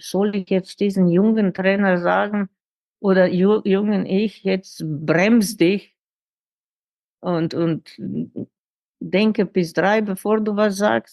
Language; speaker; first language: German; non-native, fluent; Slovenian